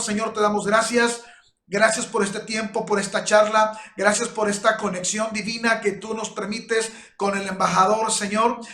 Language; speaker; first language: Spanish; native; Spanish